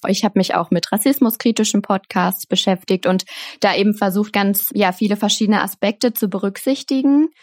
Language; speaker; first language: German; native; German